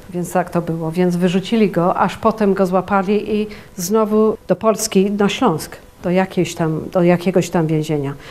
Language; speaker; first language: Polish; early bilingual, heritage; Polish